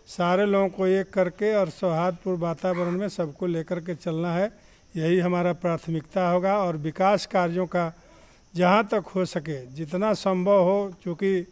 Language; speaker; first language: Hindi; non-native, local second language; Bhojpuri